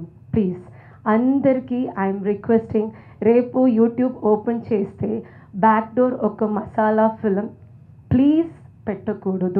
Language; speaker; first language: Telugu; non-native, learner; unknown